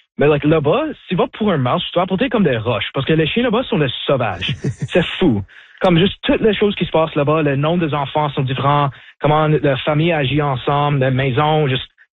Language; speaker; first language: French; native; French